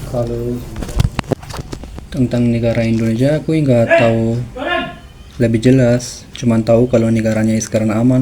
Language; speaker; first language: Indonesian; non-native, fluent; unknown